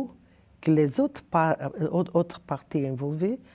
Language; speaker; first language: French; non-native, learner; Portuguese